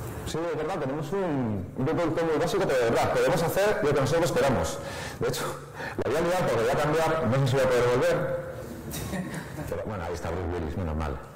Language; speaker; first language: Spanish; native; Spanish